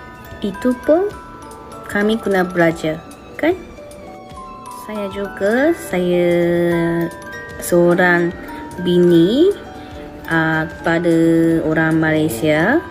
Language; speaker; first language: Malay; non-native, fluent; Japanese